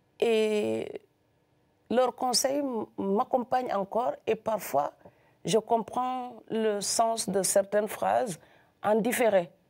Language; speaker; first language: French; non-native, local second language; Serer